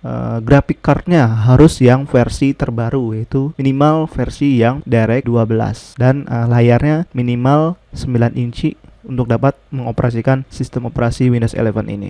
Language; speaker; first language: Indonesian; native; Indonesian